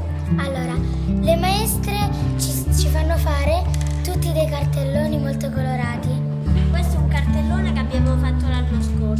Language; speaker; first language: Italian; early bilingual, other home language; Urdu